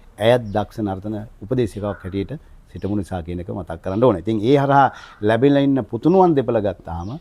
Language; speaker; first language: Sinhala; native; Sinhala